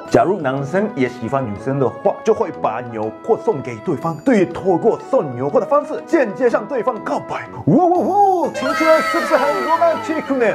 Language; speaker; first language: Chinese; non-native, fluent; Japanese